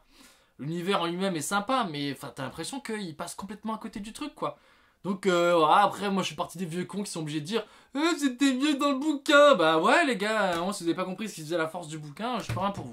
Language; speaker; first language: French; native; French